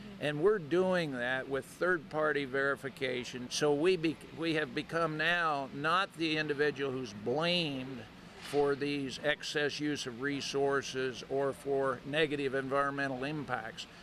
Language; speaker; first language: English; native; English